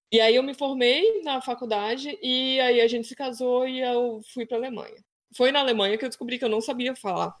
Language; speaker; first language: Portuguese; native; Portuguese